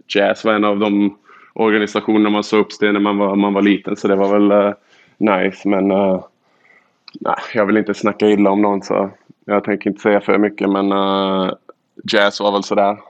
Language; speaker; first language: Swedish; native; Swedish